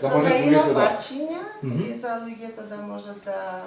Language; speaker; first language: Macedonian; non-native, fluent; Armenian